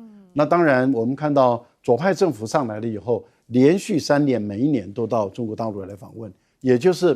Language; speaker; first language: Chinese; native; Chinese